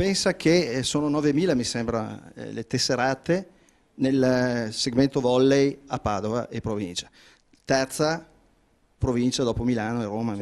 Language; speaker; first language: Italian; native; Italian